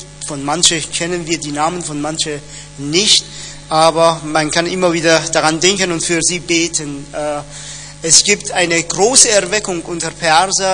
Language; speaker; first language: German; non-native, fluent; Persian